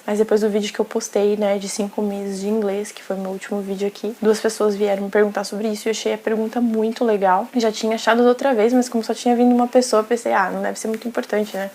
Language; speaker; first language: Portuguese; native; Portuguese